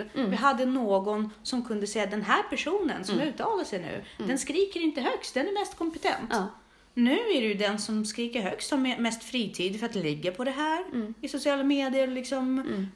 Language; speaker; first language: Swedish; early bilingual, other home language; Russian